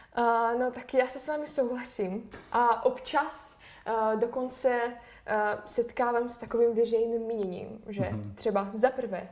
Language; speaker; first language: Czech; non-native, fluent; Russian